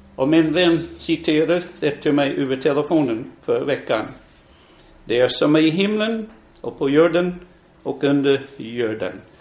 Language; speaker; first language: Swedish; non-native, fluent; English